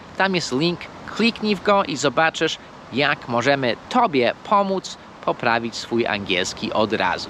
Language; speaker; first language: Polish; non-native, fluent; English